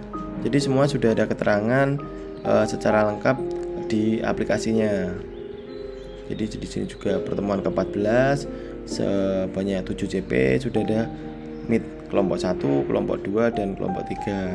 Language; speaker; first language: Indonesian; native; Indonesian